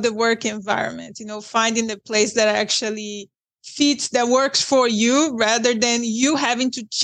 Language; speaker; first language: English; non-native, fluent; Portuguese